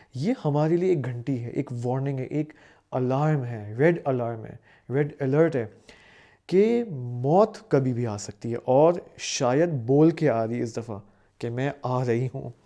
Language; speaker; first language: Urdu; native; Urdu